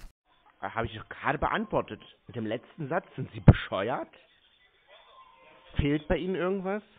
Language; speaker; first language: German; native; German